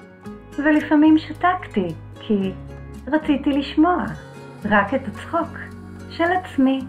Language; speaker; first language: Hebrew; native; Hebrew